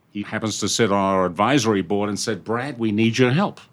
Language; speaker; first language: English; native; English